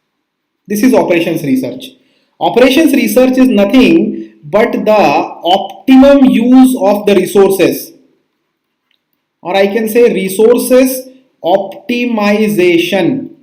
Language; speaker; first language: English; non-native, local second language; Hindi